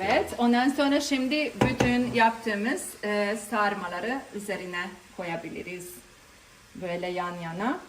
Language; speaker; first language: Turkish; non-native, fluent; Hungarian